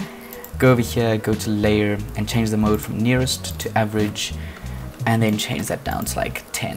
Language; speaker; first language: English; native; English